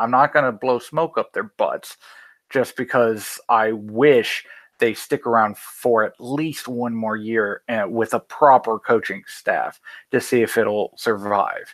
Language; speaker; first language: English; native; English